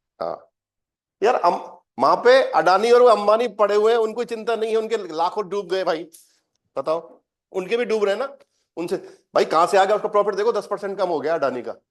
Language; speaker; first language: Hindi; native; Hindi